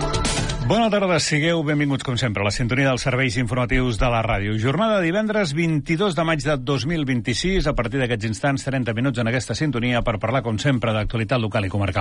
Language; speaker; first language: Catalan; native; Catalan